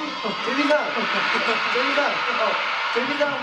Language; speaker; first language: Japanese; non-native, learner; Korean